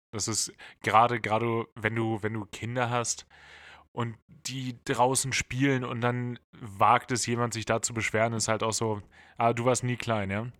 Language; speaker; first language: German; native; German